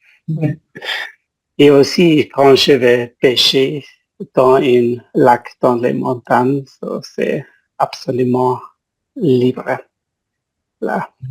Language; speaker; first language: French; non-native, learner; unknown